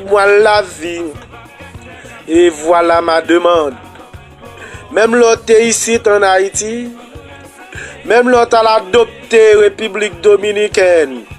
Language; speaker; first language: French; non-native, local second language; Haitian Creole